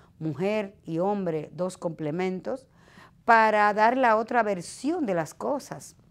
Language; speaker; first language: Spanish; native; Spanish